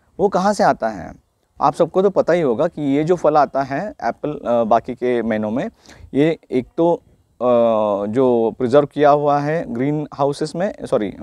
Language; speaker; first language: Hindi; non-native, local second language; Marathi